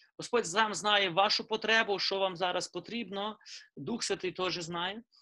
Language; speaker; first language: Ukrainian; native; Ukrainian